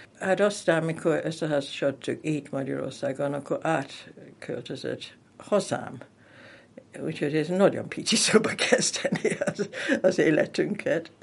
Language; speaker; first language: Hungarian; non-native, fluent; English